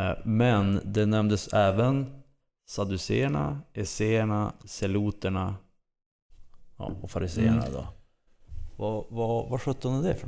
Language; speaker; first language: Swedish; native; Swedish